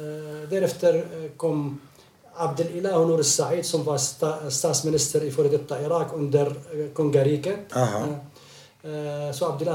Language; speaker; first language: Swedish; non-native, fluent; Arabic